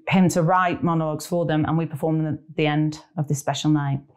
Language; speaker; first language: English; native; English